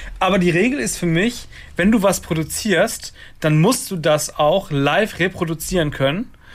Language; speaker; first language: German; native; German